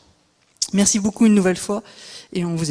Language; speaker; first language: French; native; French